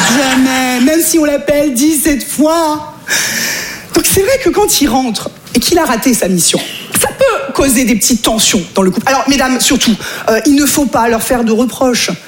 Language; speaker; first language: French; native; French